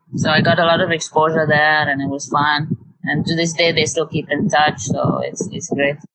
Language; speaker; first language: English; non-native, local second language; Tamil